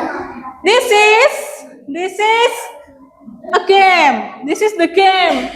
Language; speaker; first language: English; non-native, learner; Indonesian